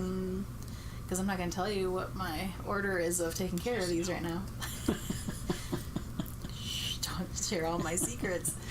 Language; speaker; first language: English; native; English